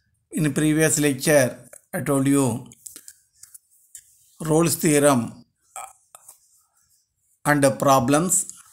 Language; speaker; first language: English; non-native, local second language; Telugu